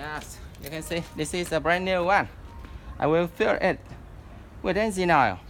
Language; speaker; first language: English; non-native, learner; Vietnamese